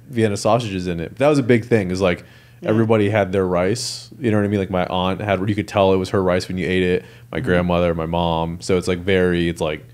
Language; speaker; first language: English; native; English